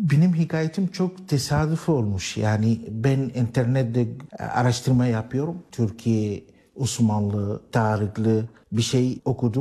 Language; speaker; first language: Turkish; non-native, learner; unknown